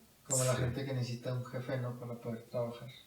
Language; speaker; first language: Spanish; native; Spanish